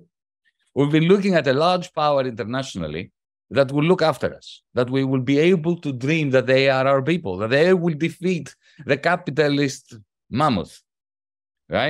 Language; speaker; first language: English; non-native, fluent; Greek